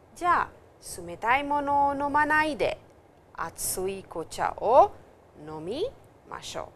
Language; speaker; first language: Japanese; non-native, fluent; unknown